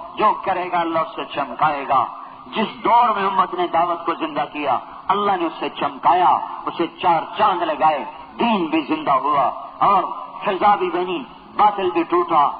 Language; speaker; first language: Urdu; non-native, local second language; Punjabi